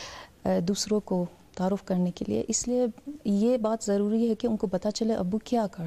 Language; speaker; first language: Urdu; non-native, fluent; Persian